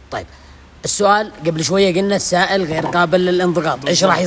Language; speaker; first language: Arabic; native; Arabic